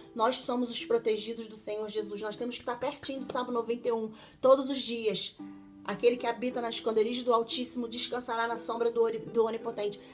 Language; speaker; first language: Portuguese; native; Portuguese